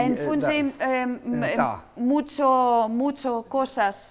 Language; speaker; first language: Spanish; non-native, learner; Russian